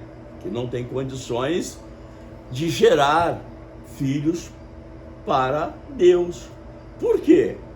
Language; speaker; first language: Portuguese; native; Portuguese